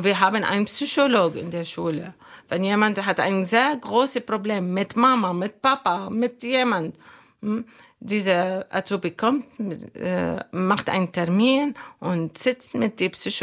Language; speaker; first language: German; non-native, learner; Arabic